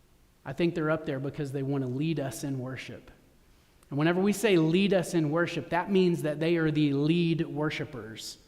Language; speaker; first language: English; native; English